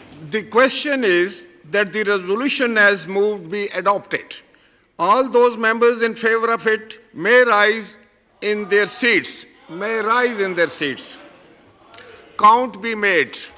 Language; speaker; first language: English; non-native, local second language; Urdu